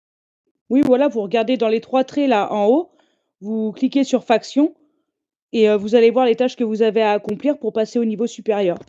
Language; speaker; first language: French; native; French